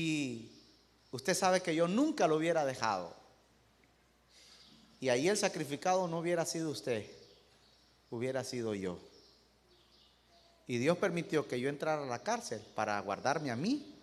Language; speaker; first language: Spanish; native; Spanish